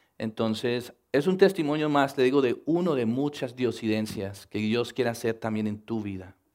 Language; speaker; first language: Spanish; early bilingual, heritage; Spanish